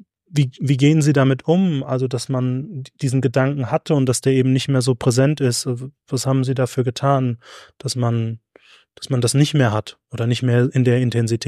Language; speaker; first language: German; native; German